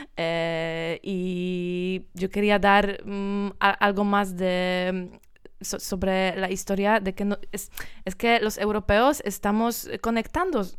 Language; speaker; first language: Spanish; non-native, learner; Polish